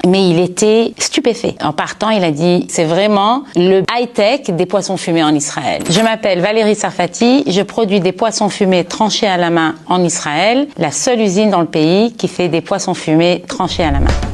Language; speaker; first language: French; native; French